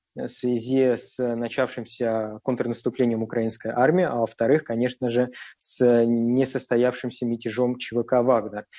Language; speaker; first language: Russian; native; Russian